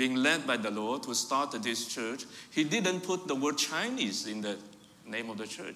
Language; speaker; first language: English; non-native, fluent; Vietnamese